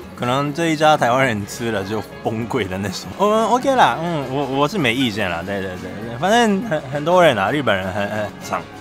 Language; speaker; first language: Chinese; non-native, fluent; Japanese